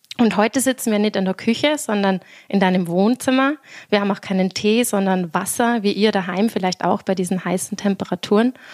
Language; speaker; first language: German; native; German